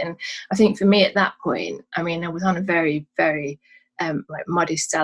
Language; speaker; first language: English; native; English